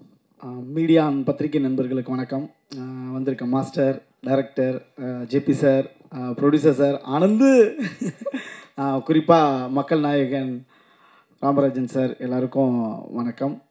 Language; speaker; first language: Tamil; native; Tamil